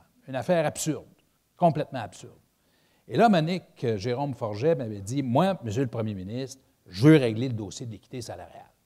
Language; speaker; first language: French; native; French